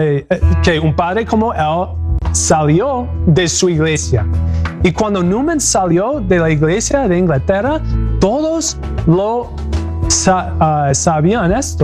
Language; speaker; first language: Spanish; non-native, learner; English